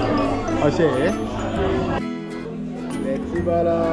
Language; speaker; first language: Japanese; native; Japanese